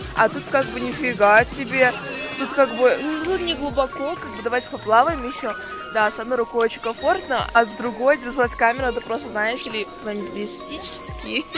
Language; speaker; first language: Russian; non-native, local second language; Azerbaijani